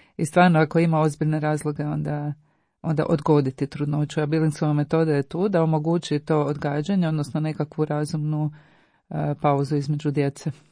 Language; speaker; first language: Croatian; native; Croatian